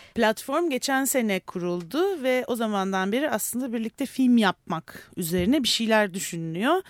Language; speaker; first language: Turkish; native; Turkish